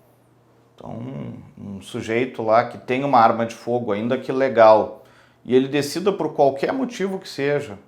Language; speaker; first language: Portuguese; native; Portuguese